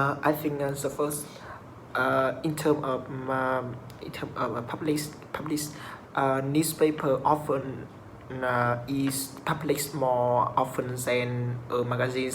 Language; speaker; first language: English; non-native, learner; Vietnamese